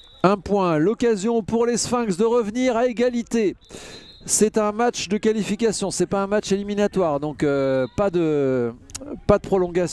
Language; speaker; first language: French; native; French